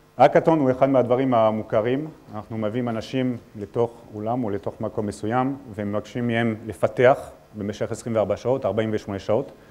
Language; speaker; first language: Hebrew; non-native, fluent; French